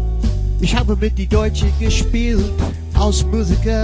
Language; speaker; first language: German; non-native, learner; English